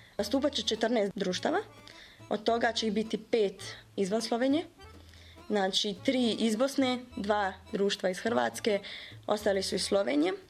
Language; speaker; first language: Serbian; early bilingual, heritage; Bosnian